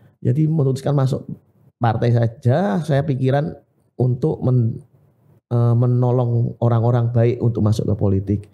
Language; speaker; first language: Indonesian; native; Indonesian